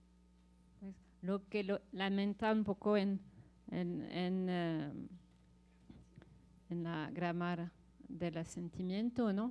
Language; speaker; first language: Spanish; non-native, fluent; French